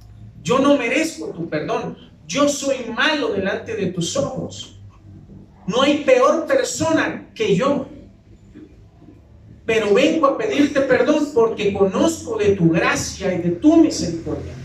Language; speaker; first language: Spanish; native; Spanish